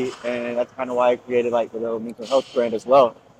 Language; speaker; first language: English; native; English